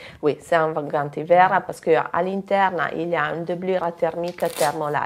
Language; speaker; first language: French; non-native, fluent; Italian